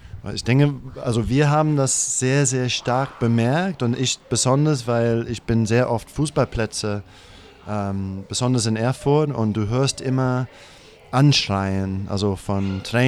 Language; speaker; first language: German; non-native, fluent; English